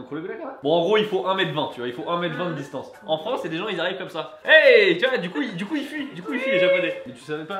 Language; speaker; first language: French; native; French